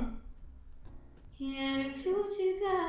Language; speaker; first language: Russian; early bilingual, other home language; Turkish